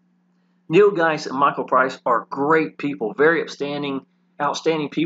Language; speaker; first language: English; native; English